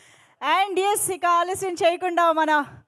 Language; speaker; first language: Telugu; native; Telugu